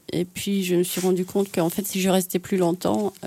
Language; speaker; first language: French; non-native, fluent; Finnish